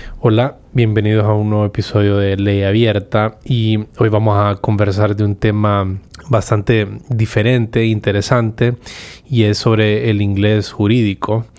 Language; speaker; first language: Spanish; native; Spanish